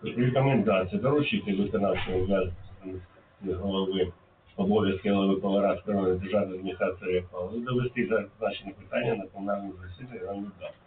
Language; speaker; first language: Ukrainian; non-native, local second language; Russian